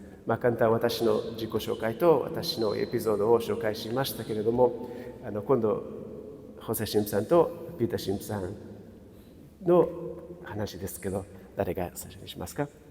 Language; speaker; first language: Japanese; non-native, fluent; Portuguese